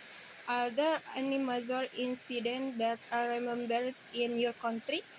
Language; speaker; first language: English; non-native, learner; Indonesian